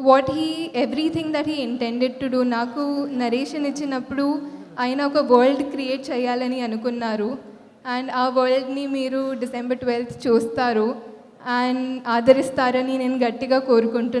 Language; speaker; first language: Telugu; non-native, fluent; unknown